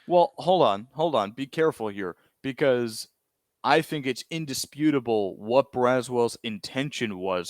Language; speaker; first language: English; native; English